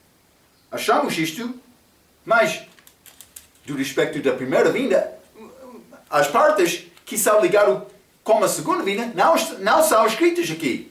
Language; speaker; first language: Portuguese; non-native, fluent; English